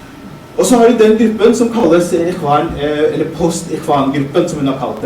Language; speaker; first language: Norwegian; early bilingual, other home language; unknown